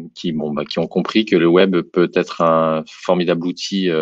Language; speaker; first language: French; native; French